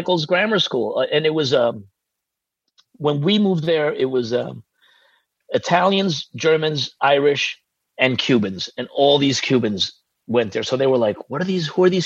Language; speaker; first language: English; early bilingual, other home language; Spanish